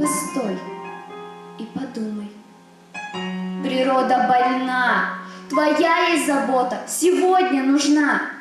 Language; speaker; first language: Russian; native; Russian